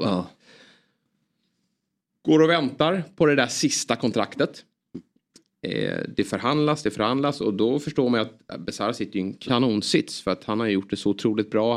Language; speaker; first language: Swedish; native; Swedish